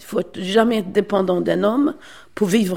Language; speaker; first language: French; non-native, fluent; English